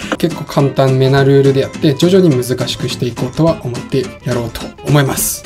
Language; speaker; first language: Japanese; native; Japanese